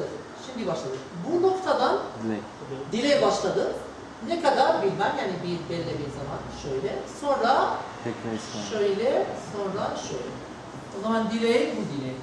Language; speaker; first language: Turkish; non-native, learner; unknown